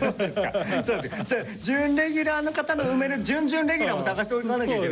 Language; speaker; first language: Japanese; native; Japanese